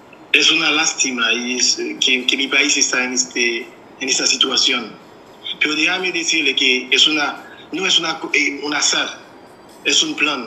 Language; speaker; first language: Spanish; non-native, fluent; Haitian Creole